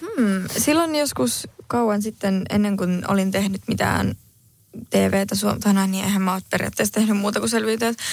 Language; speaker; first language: Finnish; early bilingual, heritage; Spanish